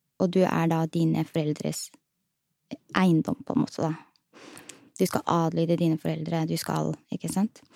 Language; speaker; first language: Norwegian; early bilingual, other home language; Somali